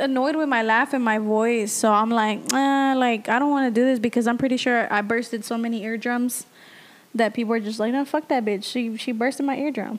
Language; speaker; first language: English; early bilingual, other home language; Spanish